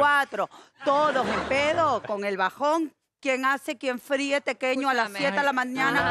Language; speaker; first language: Spanish; native; Spanish